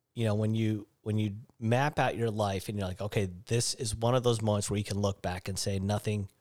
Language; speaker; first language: English; native; English